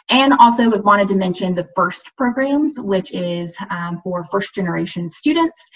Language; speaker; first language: English; native; English